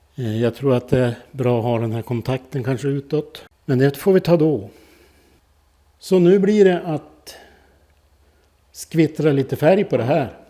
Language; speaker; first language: Swedish; native; Swedish